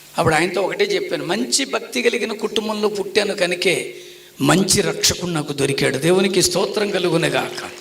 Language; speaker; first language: Telugu; non-native, local second language; Tamil